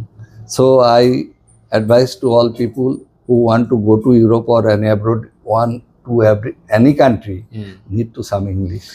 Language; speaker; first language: English; non-native, learner; Bangla